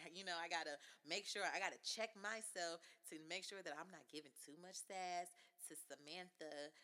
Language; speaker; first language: English; native; English